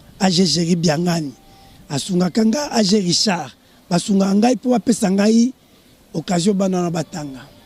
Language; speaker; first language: Lingala; native; Lingala